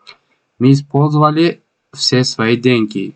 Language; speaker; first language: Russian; non-native, fluent; Tajik